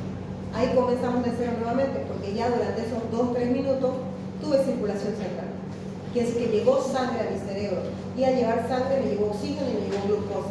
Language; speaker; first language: Spanish; native; Spanish